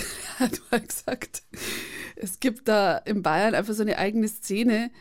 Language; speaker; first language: German; native; German